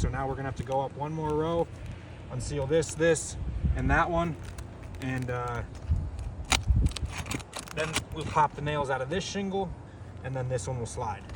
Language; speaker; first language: English; native; English